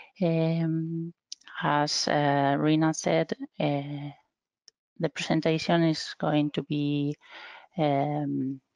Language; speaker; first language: English; non-native, fluent; Spanish